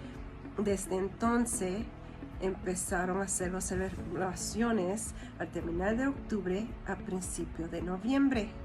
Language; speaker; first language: Spanish; early bilingual, heritage; Spanish